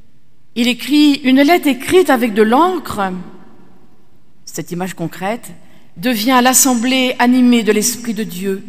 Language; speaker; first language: French; native; French